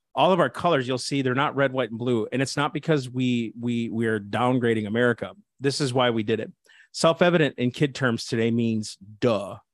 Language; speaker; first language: English; early bilingual, other home language; Spanish